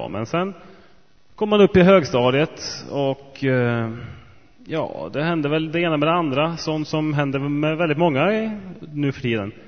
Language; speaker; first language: Swedish; native; Swedish